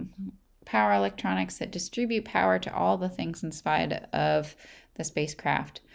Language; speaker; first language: English; native; English